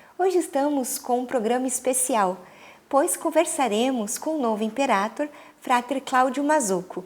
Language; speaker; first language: Portuguese; native; Portuguese